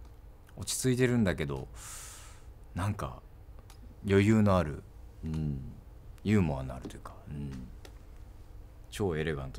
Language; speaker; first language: Japanese; native; Japanese